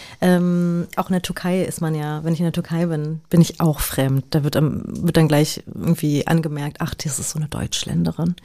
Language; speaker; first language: German; native; German